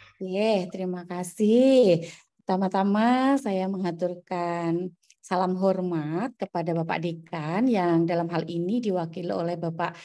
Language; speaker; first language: Indonesian; non-native, local second language; Javanese